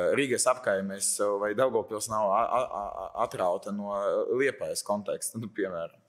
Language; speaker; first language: Latvian; non-native, fluent; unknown